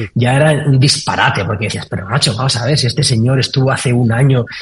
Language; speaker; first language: Spanish; native; Spanish